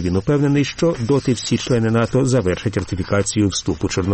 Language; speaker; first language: Ukrainian; native; Ukrainian